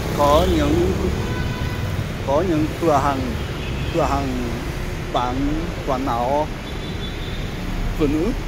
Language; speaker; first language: Vietnamese; non-native, learner; Japanese